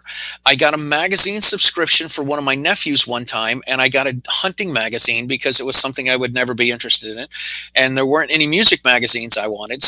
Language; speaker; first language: English; native; English